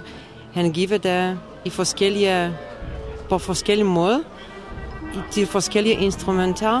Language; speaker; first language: Danish; non-native, fluent; Polish